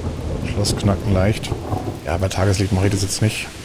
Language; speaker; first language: German; native; German